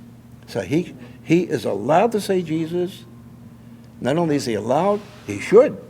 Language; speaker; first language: English; native; English